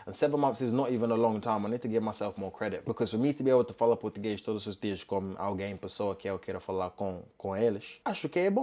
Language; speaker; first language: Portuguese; non-native, learner; English